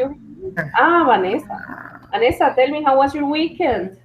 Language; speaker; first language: English; non-native, fluent; Spanish